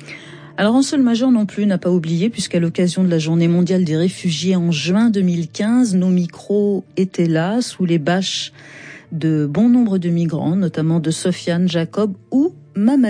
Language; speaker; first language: French; native; French